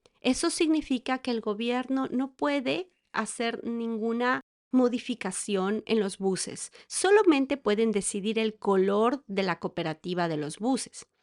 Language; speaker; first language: Spanish; native; Spanish